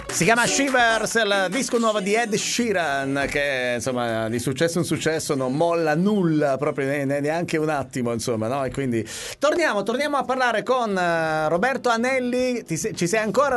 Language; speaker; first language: Italian; native; Italian